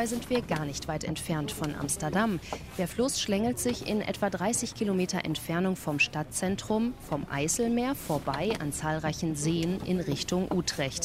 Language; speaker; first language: German; native; German